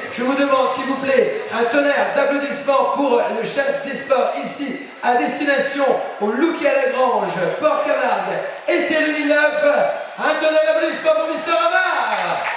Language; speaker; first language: French; native; French